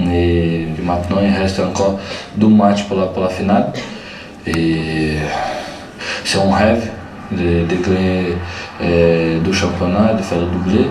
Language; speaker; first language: French; non-native, fluent; Portuguese